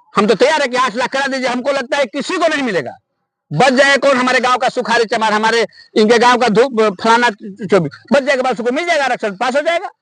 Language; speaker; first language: Hindi; native; Hindi